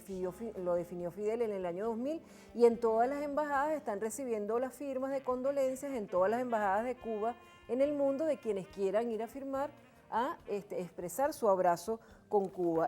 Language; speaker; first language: Spanish; native; Spanish